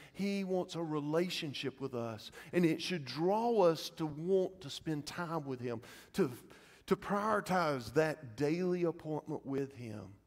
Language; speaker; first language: English; native; English